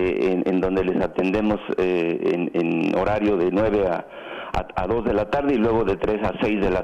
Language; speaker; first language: Spanish; native; Spanish